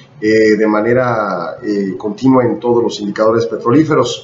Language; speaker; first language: Spanish; native; Spanish